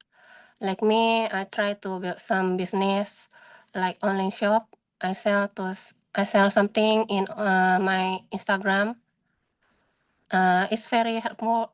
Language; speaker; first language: English; non-native, learner; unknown